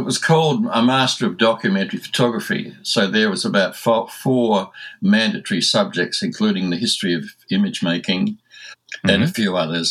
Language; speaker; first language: English; native; English